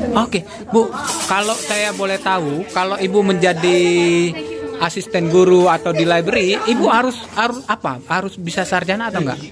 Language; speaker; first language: Indonesian; native; Indonesian